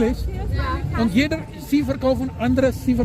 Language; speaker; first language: German; non-native, learner; Punjabi